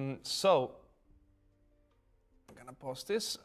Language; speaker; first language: English; non-native, fluent; Estonian